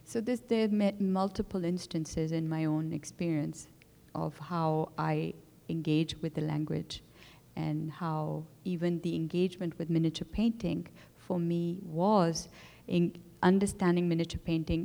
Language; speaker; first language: English; non-native, local second language; Urdu